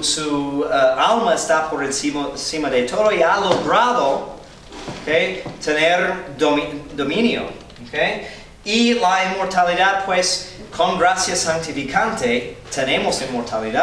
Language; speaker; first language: Spanish; non-native, fluent; English